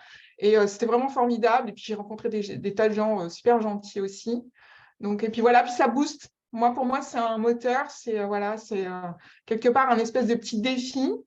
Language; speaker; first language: French; native; French